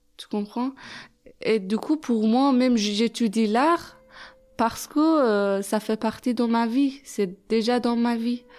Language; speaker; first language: French; non-native, fluent; Persian